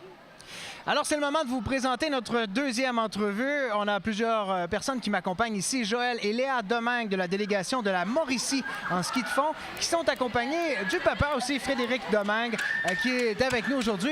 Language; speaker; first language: French; native; French